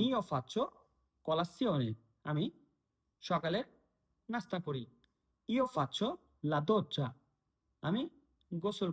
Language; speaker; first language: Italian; non-native, fluent; Bangla